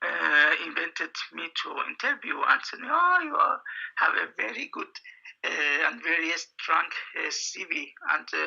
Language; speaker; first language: English; non-native, fluent; Persian